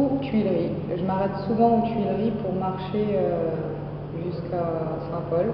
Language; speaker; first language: French; non-native, local second language; Arabic